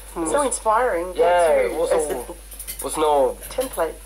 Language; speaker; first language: English; native; English